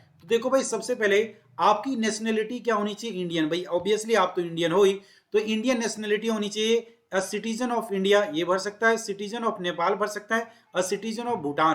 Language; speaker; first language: Hindi; native; Hindi